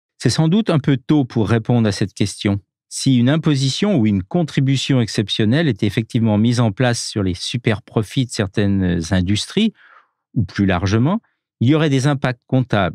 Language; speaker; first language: French; native; French